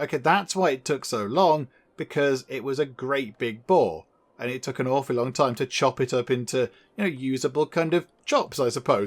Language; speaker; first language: English; native; English